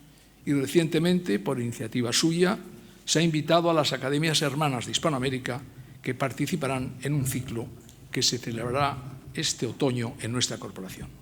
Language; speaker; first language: Spanish; native; Spanish